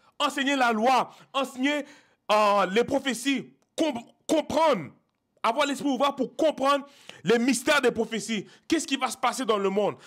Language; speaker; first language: French; native; French